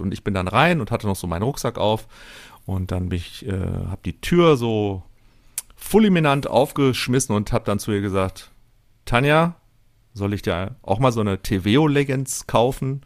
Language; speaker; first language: German; native; German